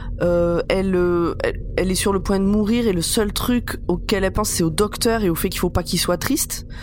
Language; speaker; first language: French; native; French